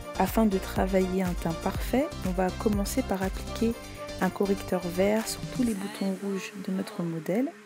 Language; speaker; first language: French; native; French